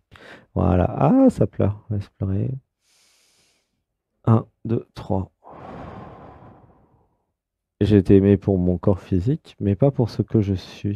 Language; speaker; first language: French; native; French